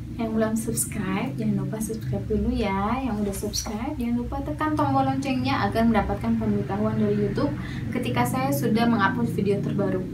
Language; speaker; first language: Indonesian; native; Indonesian